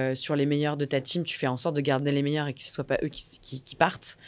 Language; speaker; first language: French; native; French